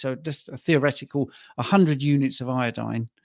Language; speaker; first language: English; native; English